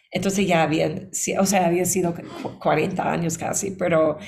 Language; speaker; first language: Spanish; non-native, fluent; English